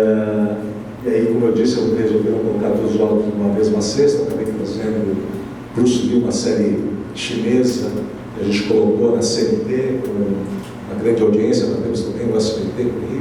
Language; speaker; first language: Portuguese; native; Portuguese